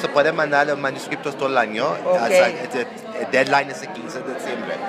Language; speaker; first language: Spanish; non-native, learner; English